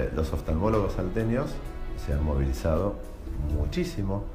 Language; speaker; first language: Spanish; native; Spanish